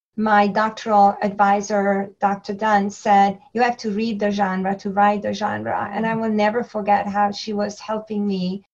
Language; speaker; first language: English; non-native, fluent; Hungarian